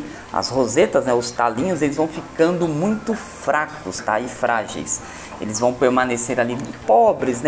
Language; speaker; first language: Portuguese; native; Portuguese